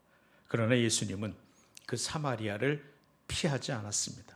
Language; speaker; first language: Korean; native; Korean